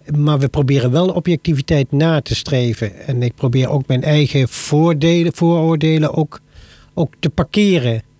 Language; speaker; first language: Dutch; native; Dutch